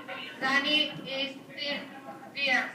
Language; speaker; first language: English; non-native, learner; Spanish